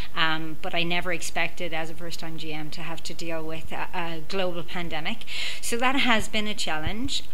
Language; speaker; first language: English; native; English